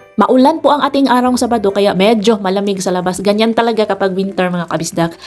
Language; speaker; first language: Filipino; non-native, local second language; Cebuano